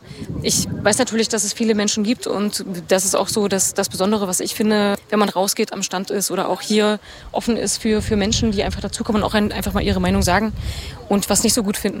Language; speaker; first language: German; native; German